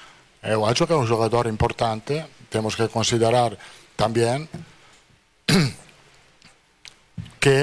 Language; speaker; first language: Portuguese; non-native, fluent; Italian